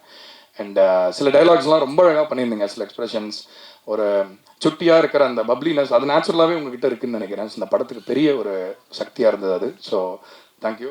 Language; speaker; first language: Tamil; native; Tamil